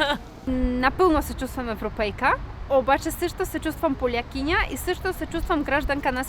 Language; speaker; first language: Bulgarian; non-native, learner; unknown